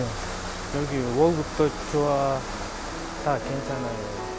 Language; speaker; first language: Korean; non-native, learner; Kyrgyz